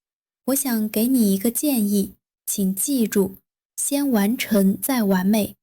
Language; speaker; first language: Chinese; non-native, fluent; Vietnamese